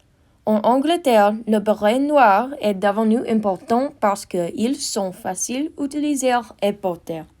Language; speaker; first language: French; non-native, learner; English